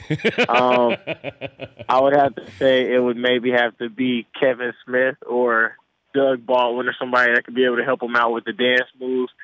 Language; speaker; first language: English; native; English